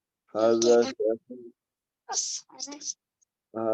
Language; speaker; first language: Arabic; non-native, learner; Urdu